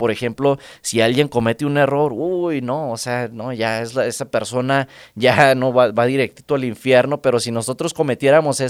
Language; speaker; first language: Spanish; native; Spanish